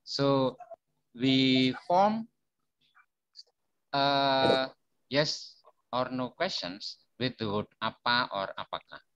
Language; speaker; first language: English; non-native, fluent; Indonesian